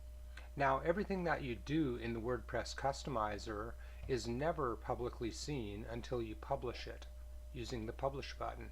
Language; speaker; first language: English; native; English